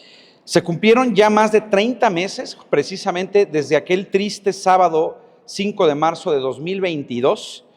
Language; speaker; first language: Spanish; native; Spanish